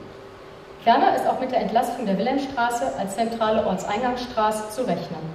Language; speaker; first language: German; native; German